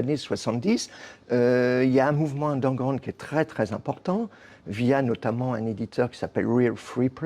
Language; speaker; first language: French; native; French